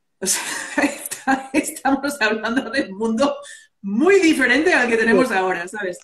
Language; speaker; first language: Spanish; early bilingual, other home language; English